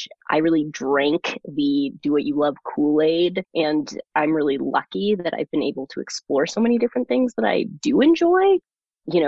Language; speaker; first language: English; early bilingual, other home language; German